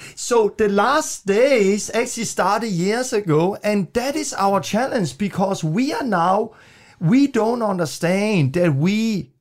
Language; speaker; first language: English; non-native, fluent; Danish